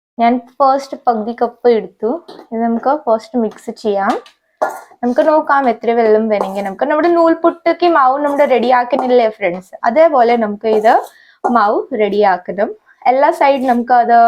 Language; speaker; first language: Malayalam; non-native, learner; Hindi